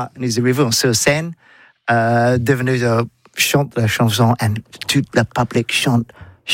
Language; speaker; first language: French; non-native, learner; English